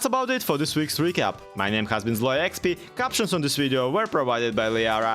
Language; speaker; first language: English; native; English